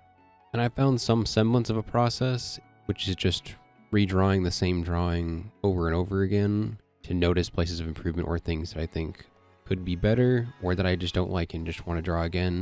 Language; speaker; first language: English; native; English